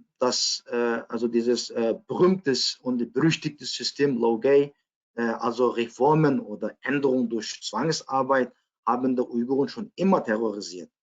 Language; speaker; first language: German; non-native, fluent; Uyghur